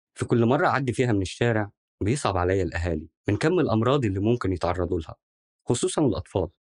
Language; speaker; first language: Arabic; native; Arabic